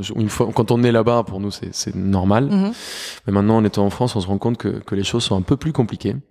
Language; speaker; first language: French; non-native, fluent; Spanish